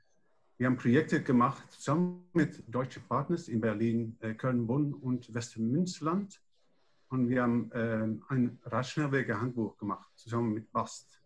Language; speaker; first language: German; non-native, learner; Dutch